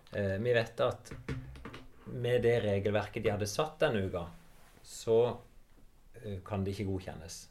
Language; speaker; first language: Norwegian; native; Norwegian